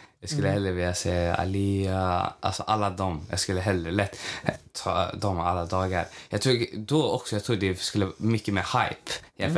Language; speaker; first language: Swedish; native; Swedish